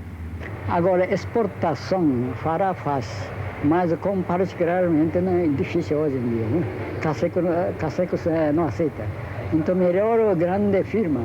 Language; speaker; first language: Portuguese; non-native, learner; Japanese